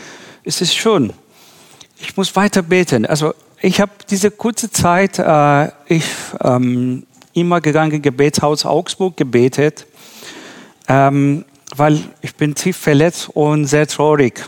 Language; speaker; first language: German; non-native, learner; Persian